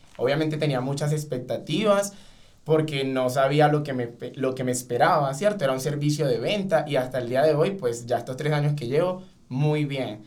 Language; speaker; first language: Spanish; native; Spanish